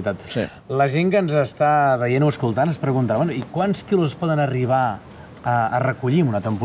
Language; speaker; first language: Catalan; native; Catalan